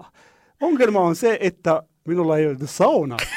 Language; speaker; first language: Finnish; non-native, learner; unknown